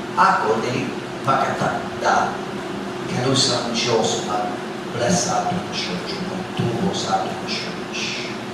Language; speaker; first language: Cebuano; non-native, fluent; English